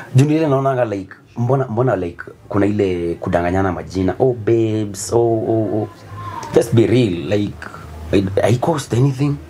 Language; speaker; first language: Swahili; native; Swahili